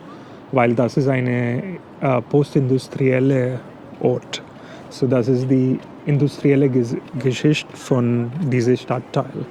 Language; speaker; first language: German; non-native, fluent; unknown